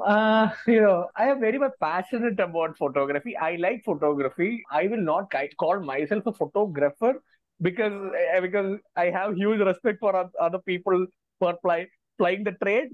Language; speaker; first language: English; non-native, local second language; Malayalam